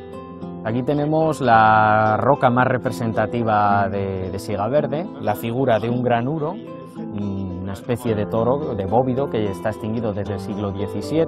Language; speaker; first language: Spanish; native; Spanish